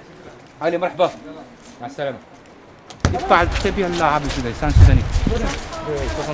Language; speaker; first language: French; native; French